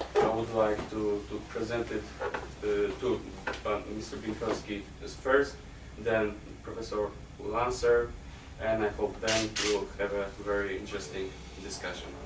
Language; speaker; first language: English; non-native, fluent; Polish